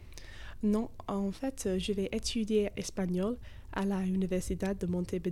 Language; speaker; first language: French; non-native, fluent; English